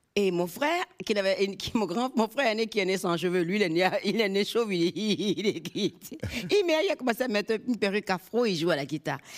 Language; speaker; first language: French; non-native, local second language; Fon